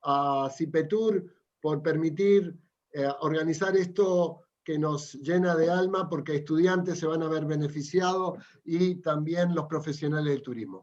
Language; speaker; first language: Spanish; native; Spanish